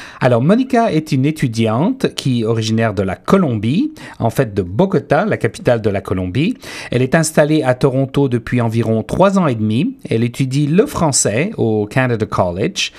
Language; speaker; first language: French; native; French